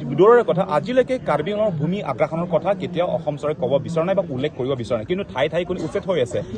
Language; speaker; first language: Assamese; non-native, local second language; Karbi